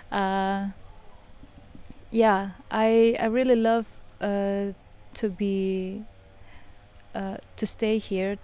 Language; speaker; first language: English; non-native, fluent; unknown